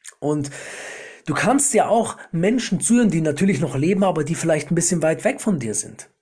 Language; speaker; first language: German; native; German